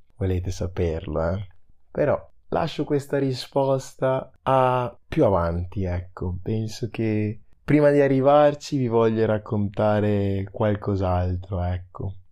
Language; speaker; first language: Italian; early bilingual, other home language; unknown